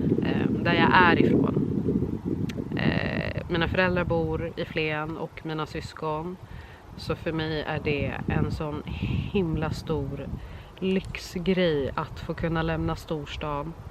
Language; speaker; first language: Swedish; native; Swedish